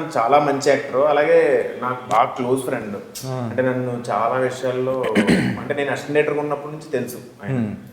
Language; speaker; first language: Telugu; native; Telugu